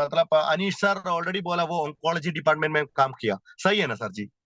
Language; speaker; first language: Hindi; non-native, local second language; Malayalam